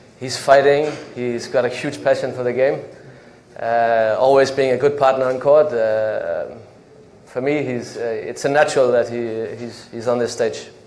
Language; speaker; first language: English; non-native, fluent; Danish